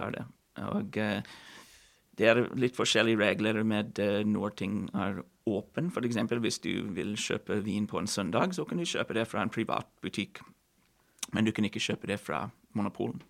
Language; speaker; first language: Norwegian; non-native, fluent; English